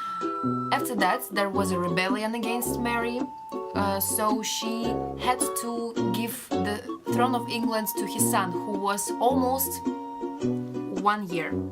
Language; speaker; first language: English; non-native, learner; Russian